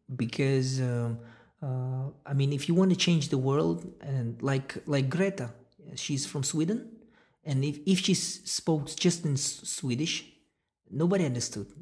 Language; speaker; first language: English; non-native, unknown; Russian